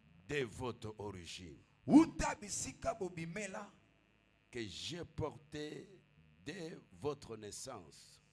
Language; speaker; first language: French; non-native, local second language; Lingala